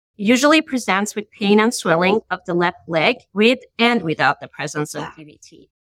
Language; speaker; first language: English; non-native, fluent; Persian